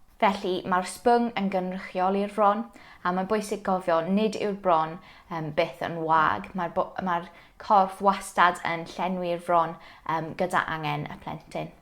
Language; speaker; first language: Welsh; non-native, local second language; English